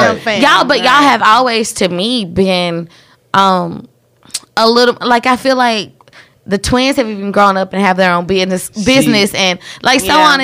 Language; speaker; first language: English; native; English